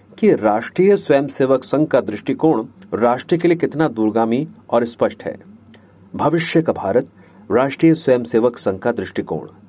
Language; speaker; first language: Hindi; native; Hindi